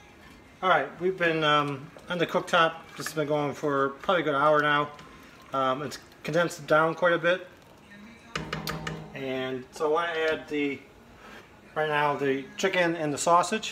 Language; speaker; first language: English; native; English